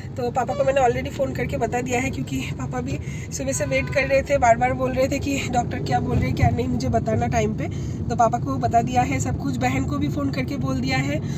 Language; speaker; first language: Hindi; non-native, local second language; Bangla